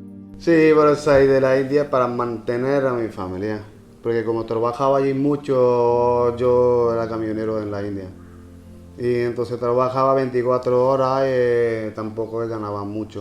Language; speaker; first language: Spanish; non-native, learner; Punjabi